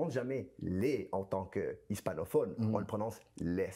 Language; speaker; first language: French; non-native, fluent; Spanish